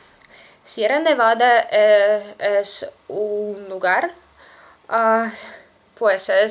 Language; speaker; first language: Spanish; non-native, learner; Russian